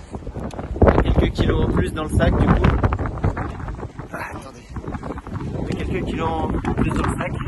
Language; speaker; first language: French; native; French